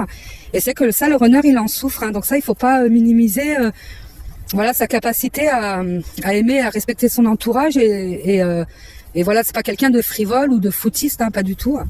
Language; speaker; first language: French; native; French